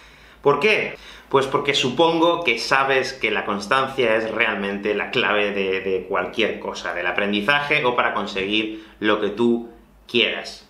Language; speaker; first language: Spanish; native; Spanish